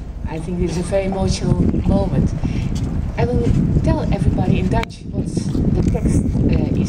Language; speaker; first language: English; non-native, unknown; Dutch